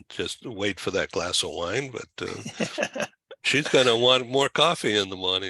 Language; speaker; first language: English; native; English